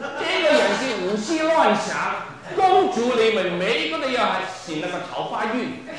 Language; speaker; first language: Chinese; non-native, local second language; Cantonese